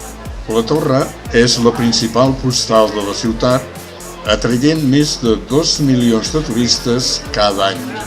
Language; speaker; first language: Catalan; native; Catalan